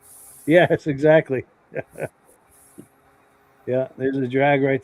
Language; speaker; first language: English; native; English